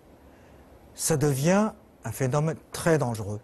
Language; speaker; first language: French; non-native, fluent; Chinese